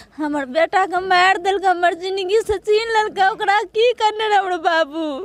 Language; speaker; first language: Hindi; non-native, local second language; Bhojpuri